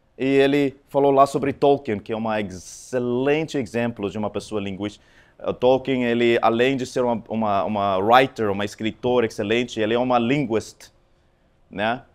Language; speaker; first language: Portuguese; non-native, fluent; Afrikaans